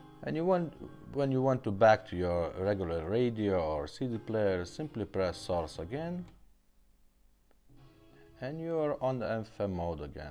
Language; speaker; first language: English; non-native, fluent; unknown